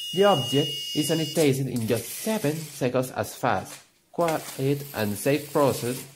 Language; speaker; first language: English; non-native, learner; Spanish